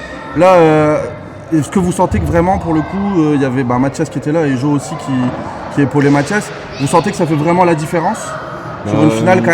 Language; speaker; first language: French; native; French